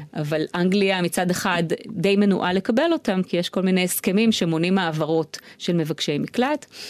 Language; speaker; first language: Hebrew; native; Hebrew